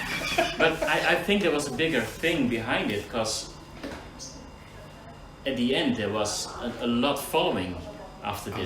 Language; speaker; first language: English; non-native, fluent; Dutch